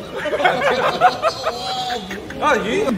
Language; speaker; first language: Korean; native; Korean